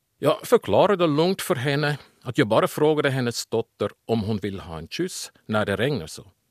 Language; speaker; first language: Swedish; non-native, fluent; German